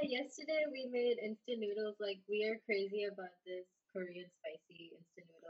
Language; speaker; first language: English; non-native, local second language; Malayalam